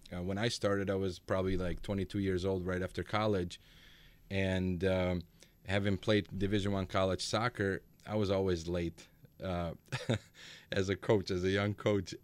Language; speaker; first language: English; early bilingual, other home language; Macedonian